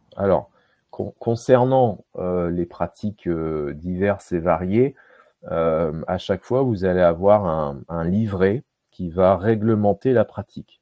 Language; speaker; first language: French; native; French